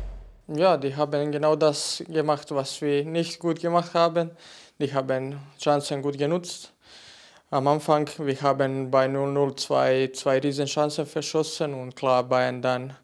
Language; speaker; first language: German; non-native, fluent; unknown